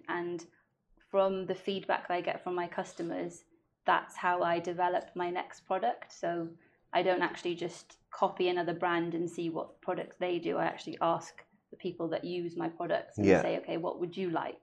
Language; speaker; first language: English; non-native, local second language; Welsh